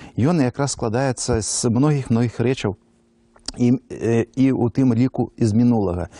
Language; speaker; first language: Russian; non-native, local second language; Belarusian